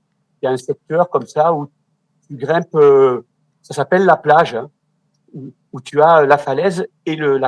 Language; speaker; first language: French; native; French